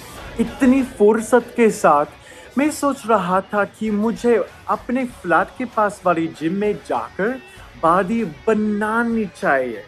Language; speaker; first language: Hindi; non-native, fluent; English